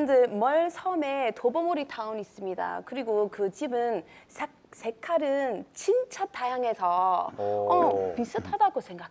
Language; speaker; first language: Korean; non-native, learner; English